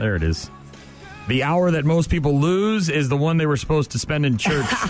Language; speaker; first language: English; native; English